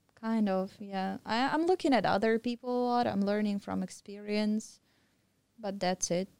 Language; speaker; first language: English; non-native, fluent; Russian